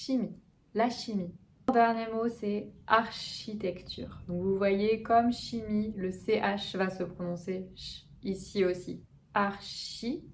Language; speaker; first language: French; native; French